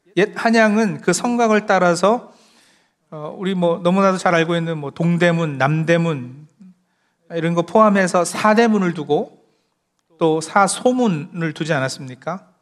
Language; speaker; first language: Korean; early bilingual, heritage; Korean